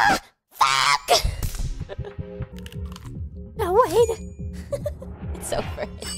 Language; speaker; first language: English; native; English